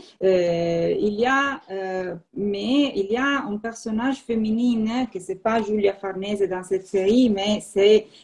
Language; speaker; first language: French; non-native, learner; Italian